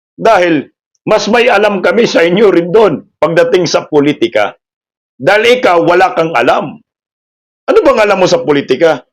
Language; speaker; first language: Filipino; non-native, local second language; Cebuano